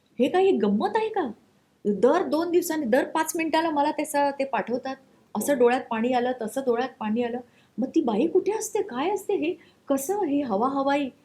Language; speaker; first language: Marathi; non-native, local second language; Konkani